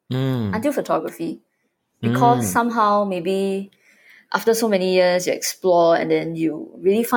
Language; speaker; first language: English; native; English